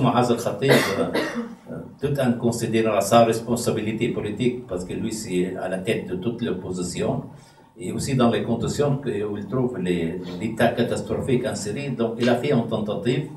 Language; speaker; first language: French; non-native, fluent; Arabic